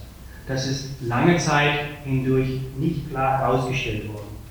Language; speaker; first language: German; native; German